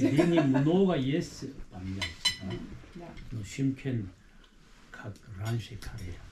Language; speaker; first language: Russian; non-native, learner; Korean